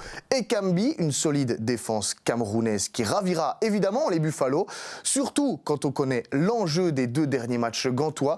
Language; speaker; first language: French; native; French